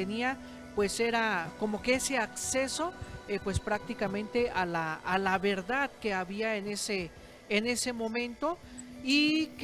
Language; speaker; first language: Spanish; native; Spanish